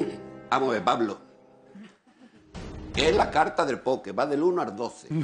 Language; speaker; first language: Spanish; native; Spanish